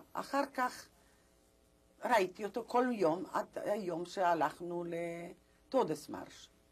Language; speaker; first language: Hebrew; non-native, fluent; Polish